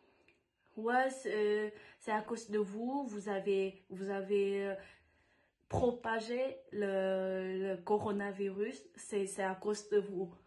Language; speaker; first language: French; non-native, fluent; Vietnamese